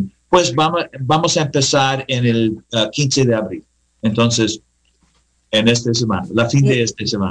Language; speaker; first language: Spanish; non-native, learner; English